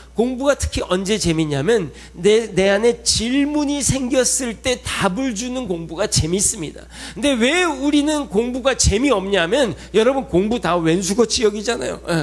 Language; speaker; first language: Korean; early bilingual, heritage; Korean